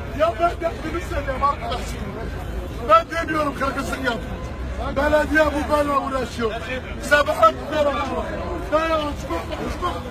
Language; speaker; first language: Turkish; native; Turkish